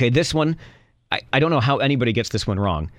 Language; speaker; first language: English; native; English